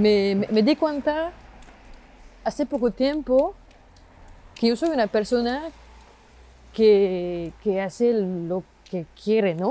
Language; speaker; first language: Spanish; non-native, fluent; French